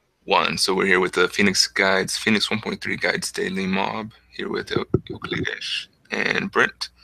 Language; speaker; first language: English; native; English